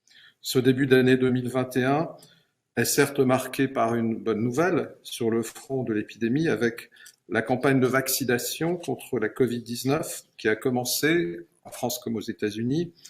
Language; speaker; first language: French; native; French